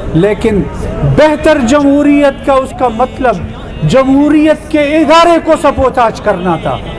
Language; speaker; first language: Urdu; non-native, local second language; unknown